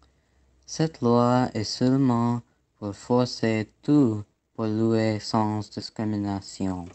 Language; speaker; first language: French; non-native, learner; English